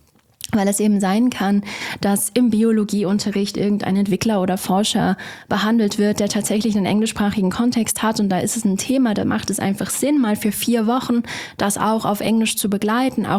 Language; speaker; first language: German; native; German